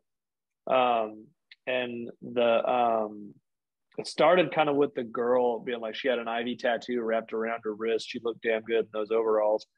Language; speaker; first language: English; native; English